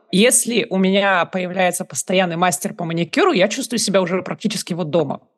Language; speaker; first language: Russian; native; Russian